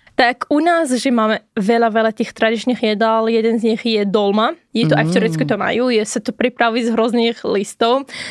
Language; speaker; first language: Slovak; non-native, fluent; Arabic